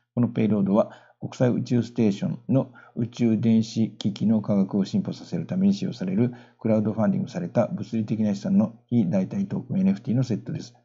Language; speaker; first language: Japanese; native; Japanese